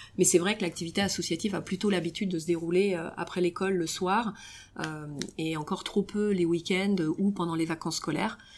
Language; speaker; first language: French; early bilingual, other home language; Romanian